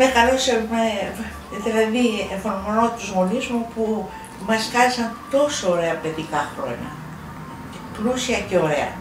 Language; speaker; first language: Greek; early bilingual, heritage; Greek